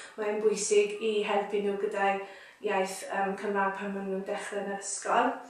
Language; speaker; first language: Welsh; non-native, local second language; English